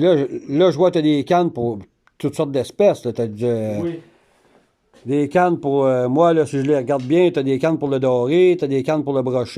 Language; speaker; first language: French; native; French